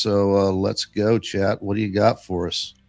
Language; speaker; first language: English; native; English